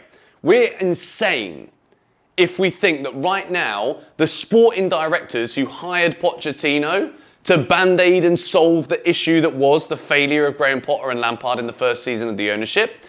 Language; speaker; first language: English; native; English